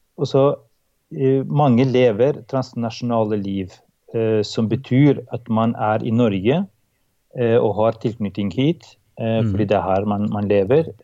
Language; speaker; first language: Norwegian; non-native, fluent; Albanian